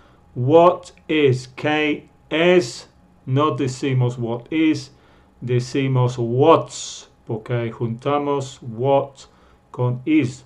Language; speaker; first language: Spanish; non-native, fluent; English